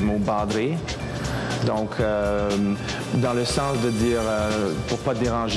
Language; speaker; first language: French; native; French